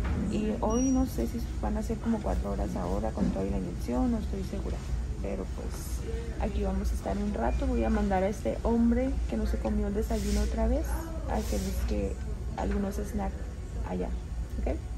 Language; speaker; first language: Spanish; native; Spanish